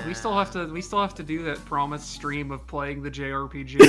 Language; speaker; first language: English; native; English